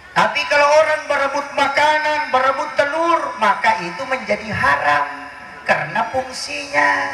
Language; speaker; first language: Indonesian; non-native, local second language; Buginese